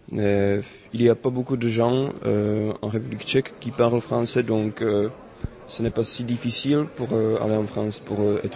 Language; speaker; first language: French; non-native, fluent; Czech